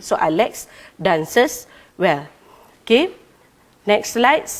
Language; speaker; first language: English; non-native, local second language; Malay